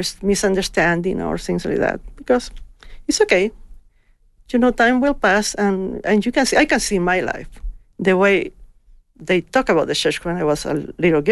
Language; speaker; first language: English; non-native, fluent; Spanish